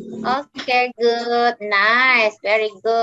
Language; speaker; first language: English; non-native, fluent; Indonesian